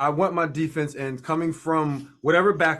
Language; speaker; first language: English; native; English